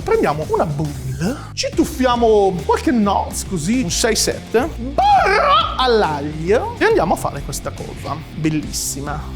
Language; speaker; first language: Italian; native; Italian